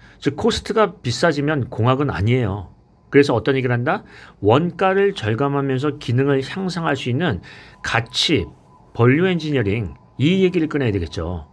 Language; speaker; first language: Korean; native; Korean